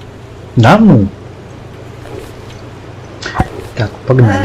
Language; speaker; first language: Russian; native; Russian